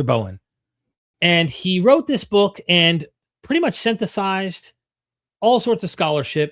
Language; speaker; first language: English; native; English